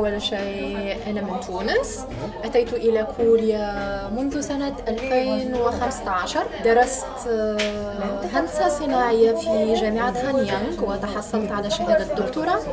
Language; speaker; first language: Arabic; native; Arabic